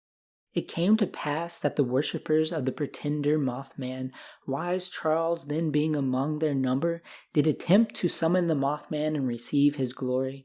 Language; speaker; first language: English; native; English